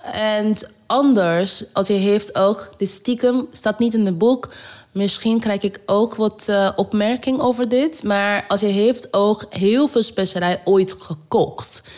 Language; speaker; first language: Dutch; non-native, learner; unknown